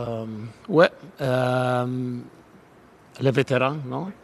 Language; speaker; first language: French; non-native, fluent; Italian